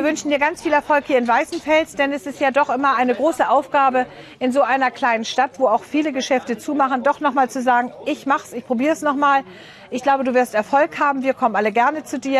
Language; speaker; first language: German; native; German